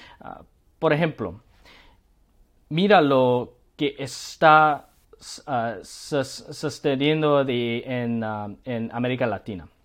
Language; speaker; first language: Spanish; non-native, learner; Korean